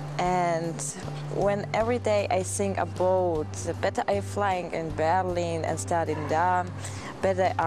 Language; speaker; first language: English; non-native, learner; German